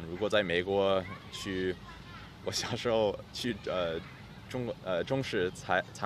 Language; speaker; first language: Chinese; early bilingual, heritage; English